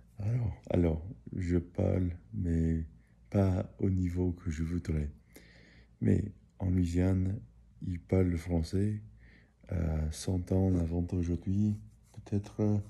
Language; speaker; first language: French; early bilingual, heritage; English